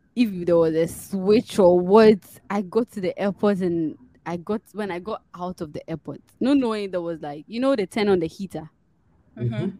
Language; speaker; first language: English; non-native, local second language; Akan